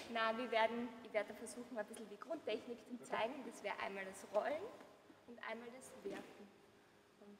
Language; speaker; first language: German; native; German